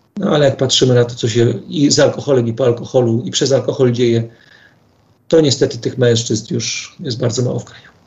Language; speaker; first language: Polish; native; Polish